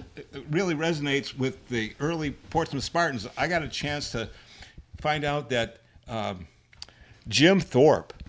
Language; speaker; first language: English; native; English